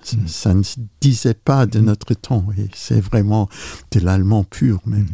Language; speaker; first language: French; non-native, local second language; Luxembourgish